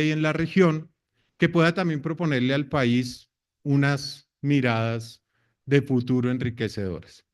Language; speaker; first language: Spanish; native; Spanish